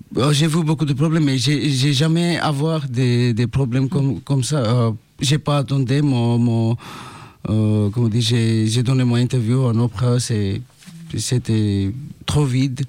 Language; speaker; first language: French; non-native, learner; Bangla